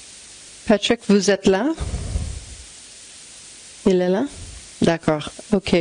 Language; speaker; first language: French; non-native, fluent; English